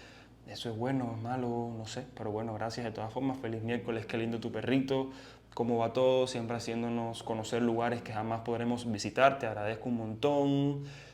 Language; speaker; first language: Spanish; native; Spanish